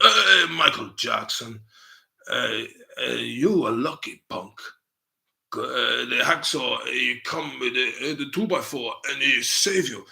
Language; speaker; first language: English; native; English